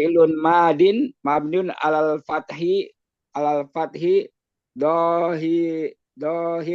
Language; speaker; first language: Arabic; non-native, learner; Indonesian